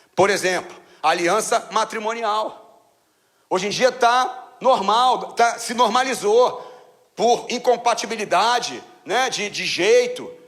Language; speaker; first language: Portuguese; native; Portuguese